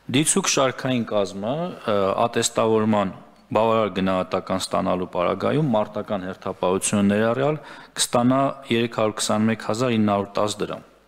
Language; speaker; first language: Armenian; native; Armenian